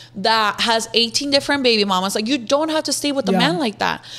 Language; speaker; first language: English; non-native, fluent; Spanish